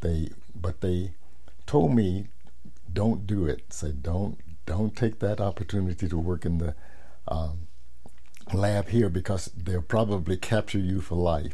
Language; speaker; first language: English; native; English